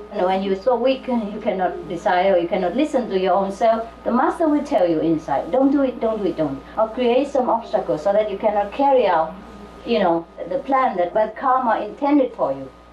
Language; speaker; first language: English; non-native, fluent; Vietnamese